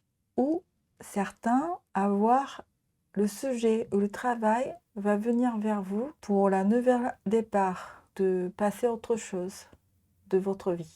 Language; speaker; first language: French; non-native, learner; Japanese